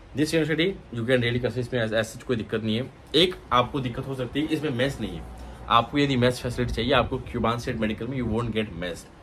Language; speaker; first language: Hindi; non-native, local second language; Marathi